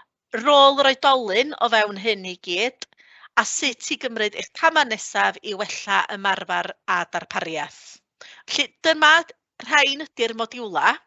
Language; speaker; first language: Welsh; native; Welsh